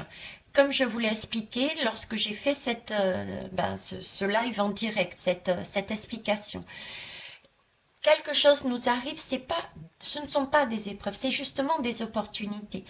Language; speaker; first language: French; native; French